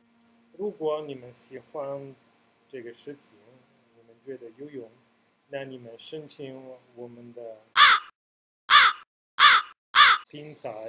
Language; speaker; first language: Chinese; non-native, fluent; Italian